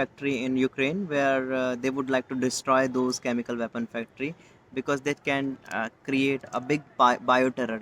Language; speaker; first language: English; non-native, local second language; Hindi